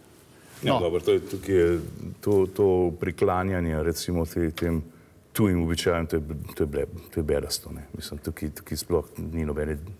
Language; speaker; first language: Slovenian; native; Slovenian